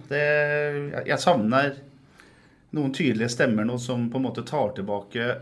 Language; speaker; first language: Norwegian; native; Norwegian